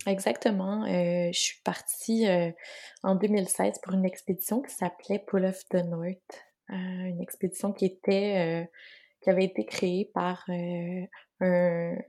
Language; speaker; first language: French; native; French